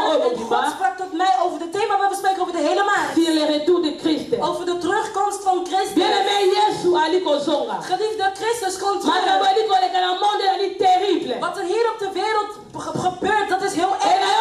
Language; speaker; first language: Dutch; non-native, learner; French